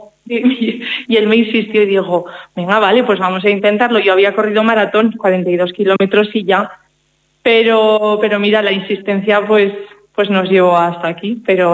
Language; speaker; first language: Spanish; native; Spanish